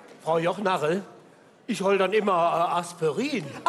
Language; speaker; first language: German; native; German